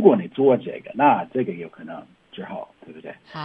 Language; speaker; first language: Chinese; non-native, learner; English